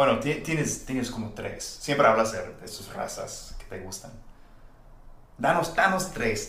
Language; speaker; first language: Spanish; non-native, fluent; English